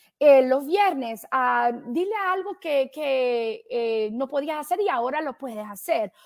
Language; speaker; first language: Spanish; early bilingual, heritage; Spanish